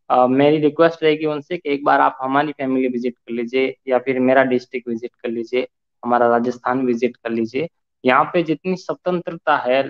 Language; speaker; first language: Hindi; native; Hindi